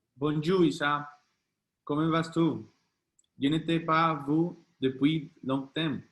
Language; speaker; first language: French; non-native, learner; Spanish